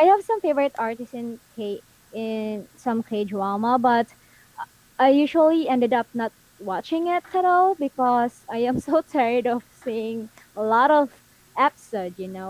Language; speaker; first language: English; non-native, local second language; Filipino